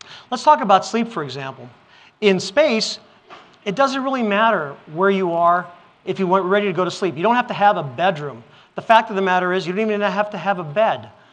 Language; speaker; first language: English; native; English